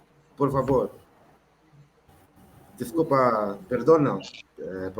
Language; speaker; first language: Spanish; non-native, local second language; Portuguese